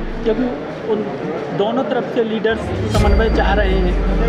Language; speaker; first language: Hindi; native; Hindi